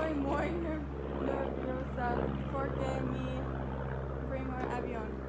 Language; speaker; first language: Spanish; non-native, learner; English